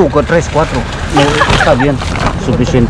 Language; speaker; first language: Spanish; non-native, learner; Filipino